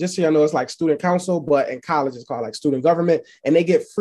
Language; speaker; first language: English; native; English